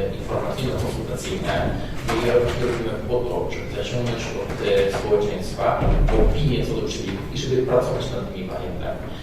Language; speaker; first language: Polish; native; Polish